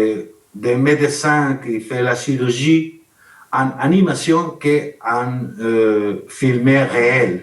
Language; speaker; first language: French; non-native, learner; Spanish